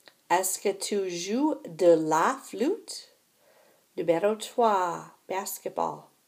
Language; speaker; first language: French; non-native, fluent; English